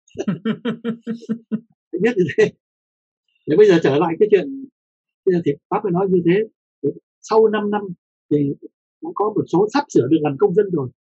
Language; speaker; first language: Vietnamese; native; Vietnamese